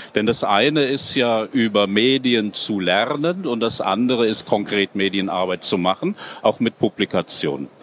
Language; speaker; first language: German; native; German